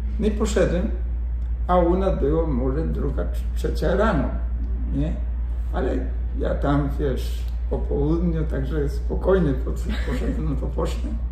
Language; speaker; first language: Polish; non-native, fluent; Spanish